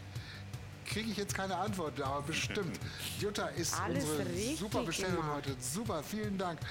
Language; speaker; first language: German; native; German